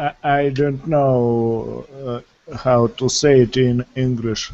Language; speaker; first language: English; non-native, fluent; Russian